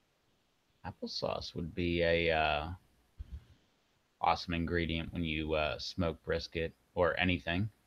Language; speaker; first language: English; native; English